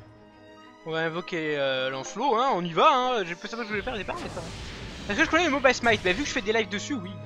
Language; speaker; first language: French; native; French